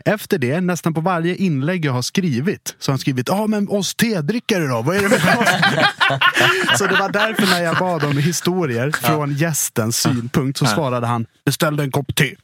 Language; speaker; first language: Swedish; native; Swedish